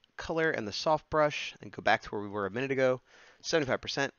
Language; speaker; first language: English; native; English